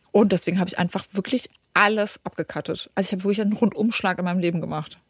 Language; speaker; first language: German; early bilingual, other home language; Polish